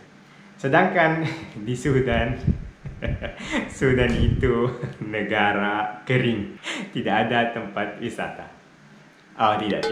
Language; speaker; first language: Indonesian; non-native, fluent; Arabic